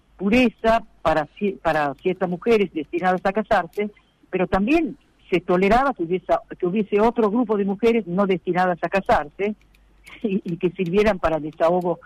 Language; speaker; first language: Spanish; non-native, fluent; Italian